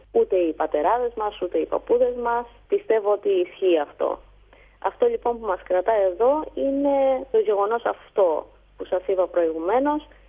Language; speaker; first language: Greek; early bilingual, heritage; Greek